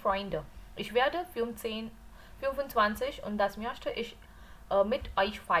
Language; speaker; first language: German; non-native, learner; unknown